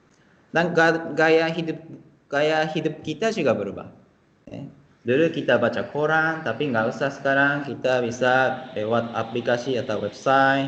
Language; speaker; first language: Indonesian; non-native, fluent; Japanese